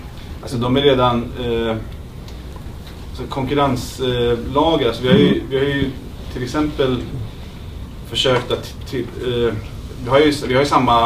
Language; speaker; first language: Swedish; native; Swedish